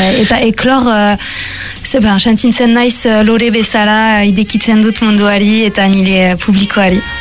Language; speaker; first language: Basque; non-native, local second language; French